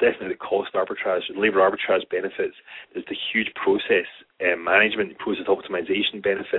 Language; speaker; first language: English; native; English